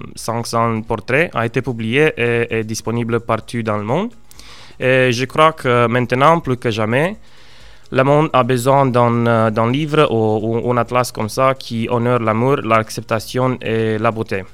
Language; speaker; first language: French; non-native, learner; Romanian